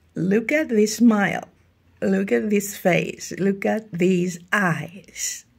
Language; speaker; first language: English; non-native, fluent; Greek